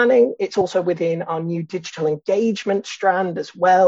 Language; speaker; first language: English; native; English